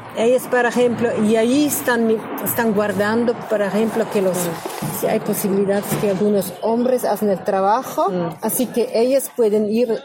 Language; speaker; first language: Spanish; non-native, learner; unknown